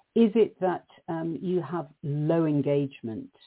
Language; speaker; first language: English; native; English